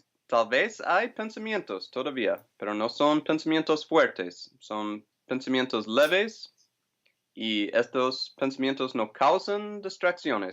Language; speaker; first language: Spanish; non-native, fluent; English